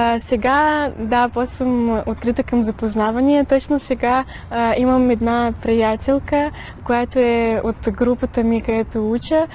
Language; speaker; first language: Bulgarian; early bilingual, heritage; Bulgarian